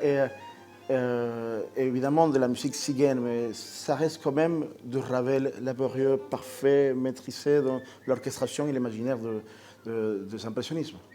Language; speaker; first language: French; non-native, fluent; Spanish